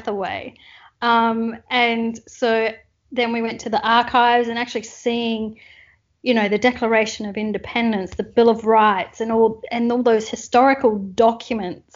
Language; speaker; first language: English; native; English